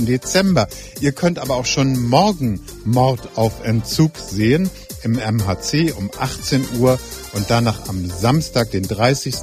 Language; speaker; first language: German; native; German